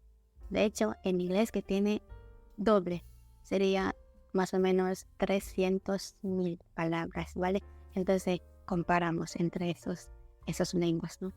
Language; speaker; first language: Spanish; non-native, learner; Indonesian